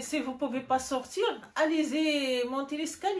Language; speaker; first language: French; non-native, local second language; Arabic